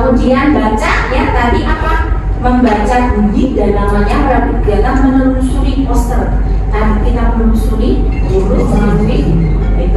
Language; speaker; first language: Indonesian; native; Indonesian